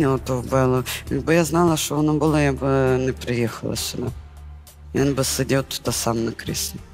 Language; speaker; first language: Ukrainian; native; Ukrainian